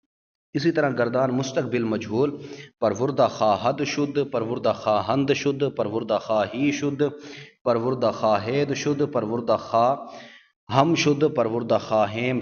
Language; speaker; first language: Persian; non-native, fluent; Urdu